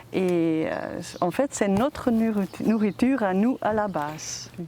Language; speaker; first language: French; non-native, fluent; Dutch